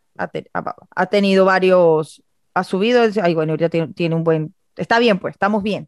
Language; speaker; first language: Spanish; native; Spanish